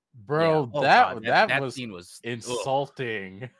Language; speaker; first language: English; non-native, local second language; Sinhala